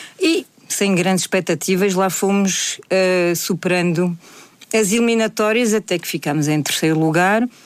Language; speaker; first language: Portuguese; early bilingual, heritage; Portuguese